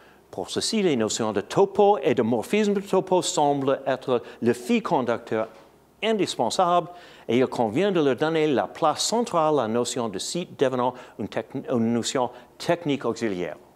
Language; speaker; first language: French; non-native, fluent; English